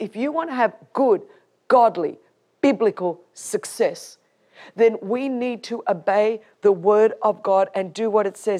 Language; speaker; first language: English; native; English